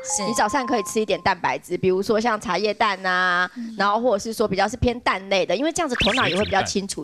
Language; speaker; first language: Chinese; native; Chinese